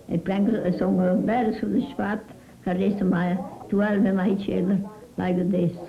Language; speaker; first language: English; non-native, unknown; Italian